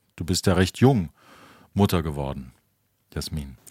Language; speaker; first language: German; native; German